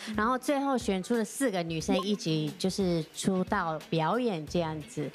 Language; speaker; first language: Chinese; non-native, fluent; Japanese